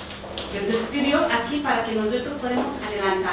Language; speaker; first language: Spanish; non-native, learner; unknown